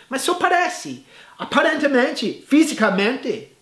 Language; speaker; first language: Portuguese; non-native, fluent; English